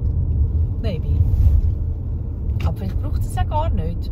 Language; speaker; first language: German; native; German